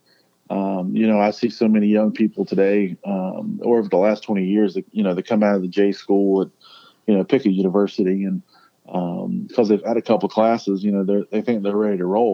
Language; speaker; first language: English; native; English